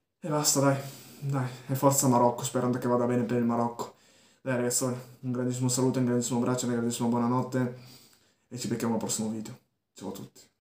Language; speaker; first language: Italian; early bilingual, other home language; Arabic